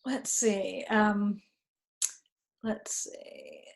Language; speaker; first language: English; native; English